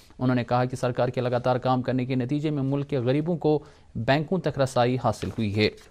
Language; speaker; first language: Urdu; non-native, local second language; Kashmiri